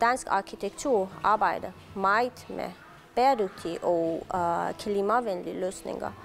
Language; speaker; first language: Danish; non-native, fluent; Persian